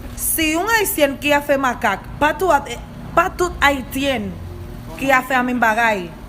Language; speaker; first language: Haitian Creole; non-native, learner; Spanish